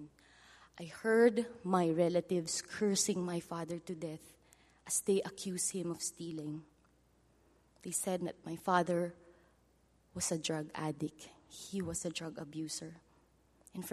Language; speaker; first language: English; non-native, local second language; Filipino